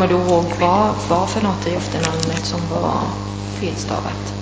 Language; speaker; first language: Swedish; non-native, fluent; Italian